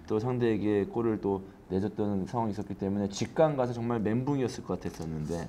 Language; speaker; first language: Korean; native; Korean